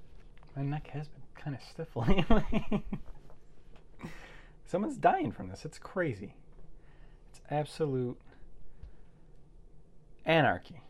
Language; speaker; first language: English; native; English